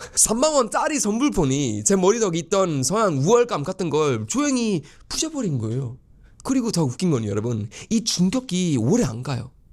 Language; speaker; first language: Korean; non-native, fluent; Swedish